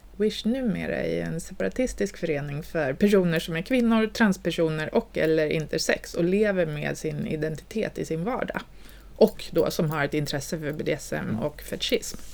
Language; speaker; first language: Swedish; native; Swedish